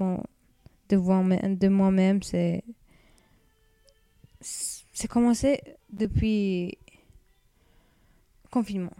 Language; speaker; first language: French; non-native, learner; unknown